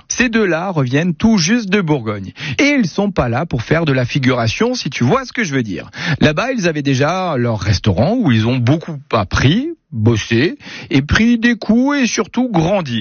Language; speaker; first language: French; native; French